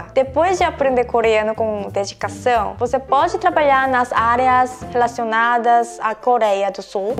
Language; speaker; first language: Portuguese; non-native, fluent; Korean